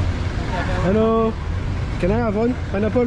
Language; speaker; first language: English; non-native, learner; French